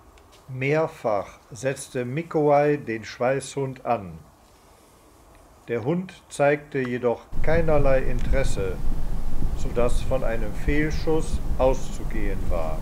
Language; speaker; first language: German; native; German